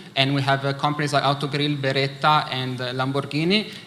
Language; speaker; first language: English; early bilingual, other home language; Italian